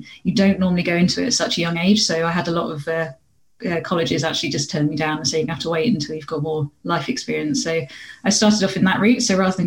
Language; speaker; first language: English; native; English